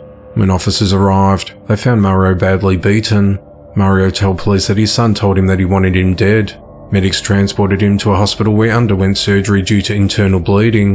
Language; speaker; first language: English; native; English